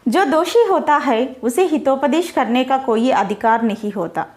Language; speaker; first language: Hindi; non-native, local second language; Telugu